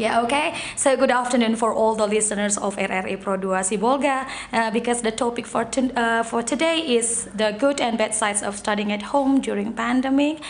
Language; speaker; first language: English; non-native, fluent; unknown